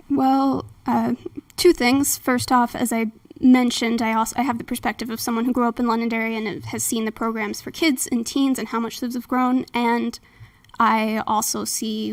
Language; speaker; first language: English; native; English